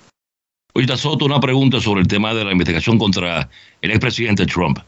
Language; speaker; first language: Spanish; native; Spanish